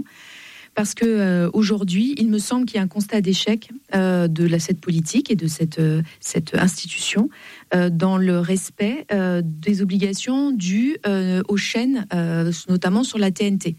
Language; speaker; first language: French; native; French